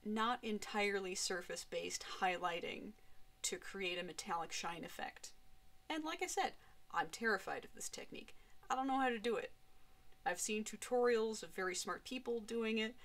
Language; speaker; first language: English; native; English